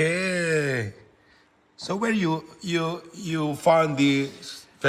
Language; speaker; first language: English; non-native, learner; Indonesian